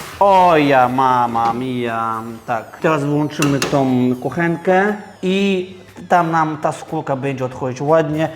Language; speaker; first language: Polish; non-native, fluent; Georgian